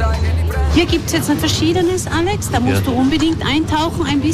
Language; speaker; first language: German; native; German